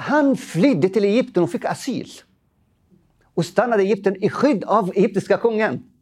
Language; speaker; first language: Swedish; non-native, fluent; Arabic